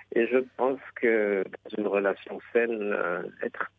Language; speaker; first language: French; non-native, local second language; Arabic